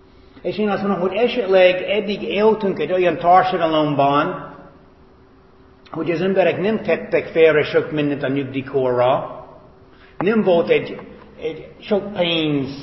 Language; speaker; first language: Hungarian; non-native, fluent; English